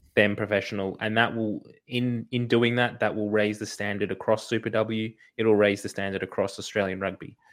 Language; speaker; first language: English; native; English